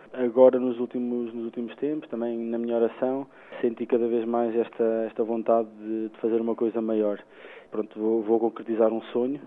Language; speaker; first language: Portuguese; native; Portuguese